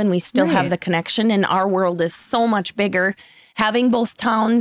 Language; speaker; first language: English; native; English